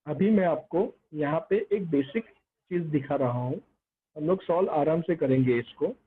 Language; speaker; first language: Hindi; non-native, local second language; Marathi